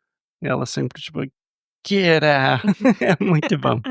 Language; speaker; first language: Portuguese; non-native, fluent; English